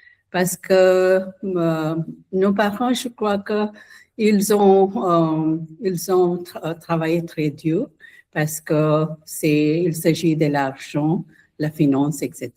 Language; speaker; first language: French; non-native, learner; Hindi